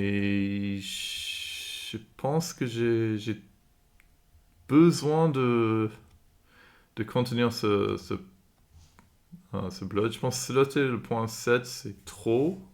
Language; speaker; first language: French; non-native, fluent; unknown